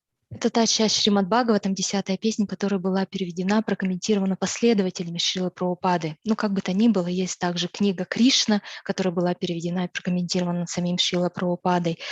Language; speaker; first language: Russian; native; Russian